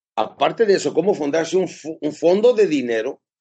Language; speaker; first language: Spanish; native; Spanish